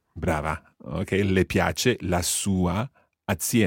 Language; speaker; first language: Italian; non-native, fluent; English